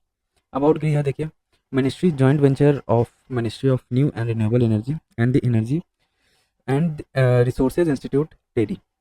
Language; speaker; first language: English; non-native, local second language; Hindi